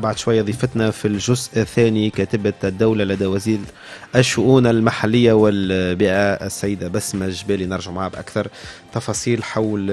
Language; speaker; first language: Arabic; native; Arabic